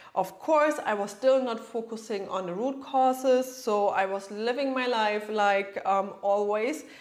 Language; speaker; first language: English; non-native, fluent; German